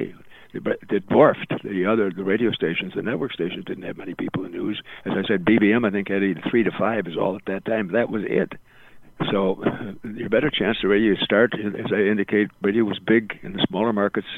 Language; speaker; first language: English; native; English